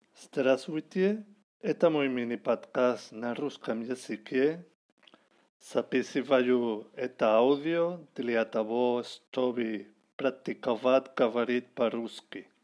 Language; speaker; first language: Russian; non-native, learner; Spanish